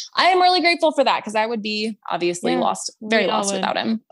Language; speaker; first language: English; native; English